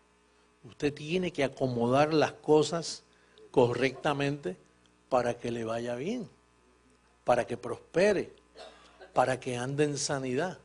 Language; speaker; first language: Spanish; native; Spanish